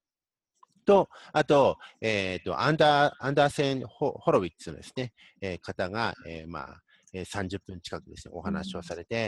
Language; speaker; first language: Japanese; native; Japanese